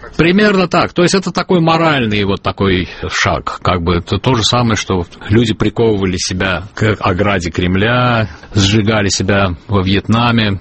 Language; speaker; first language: Russian; non-native, local second language; Azerbaijani